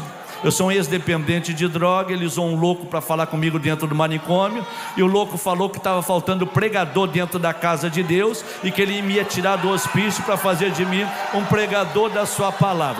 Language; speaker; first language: Portuguese; native; Portuguese